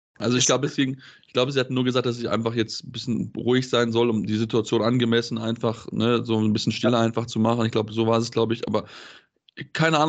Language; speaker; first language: German; native; German